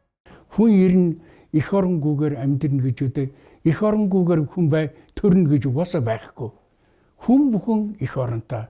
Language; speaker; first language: Mongolian; native; Mongolian